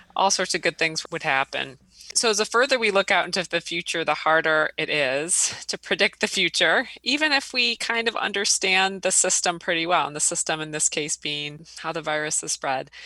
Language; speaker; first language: English; native; English